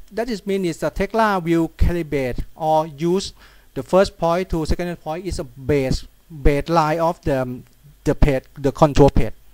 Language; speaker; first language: English; non-native, learner; Thai